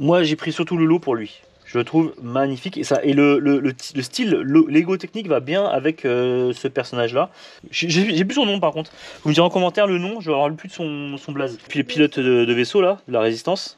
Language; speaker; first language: French; native; French